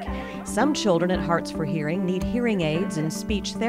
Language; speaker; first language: English; native; English